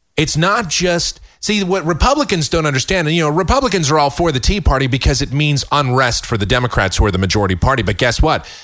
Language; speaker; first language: English; native; English